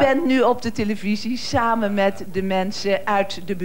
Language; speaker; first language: Dutch; native; Dutch